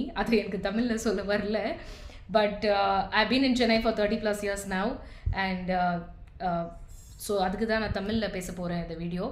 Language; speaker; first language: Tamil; non-native, local second language; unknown